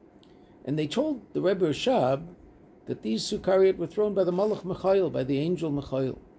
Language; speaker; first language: English; native; English